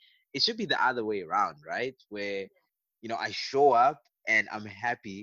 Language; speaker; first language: English; non-native, local second language; Shona